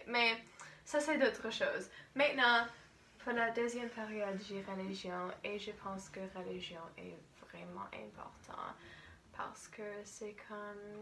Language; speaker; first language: French; non-native, learner; English